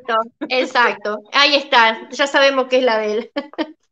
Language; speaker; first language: Spanish; native; Spanish